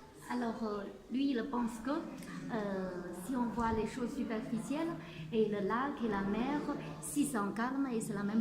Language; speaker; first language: French; non-native, fluent; Chinese